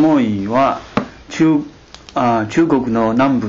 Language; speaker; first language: Japanese; non-native, learner; Chinese